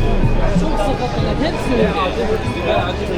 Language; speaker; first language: Turkish; native; Turkish